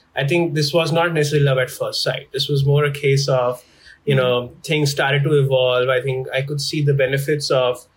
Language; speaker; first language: English; non-native, local second language; Hindi